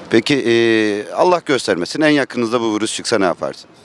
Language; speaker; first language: Turkish; native; Turkish